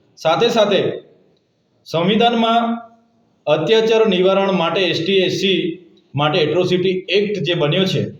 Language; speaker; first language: Gujarati; non-native, local second language; Vasavi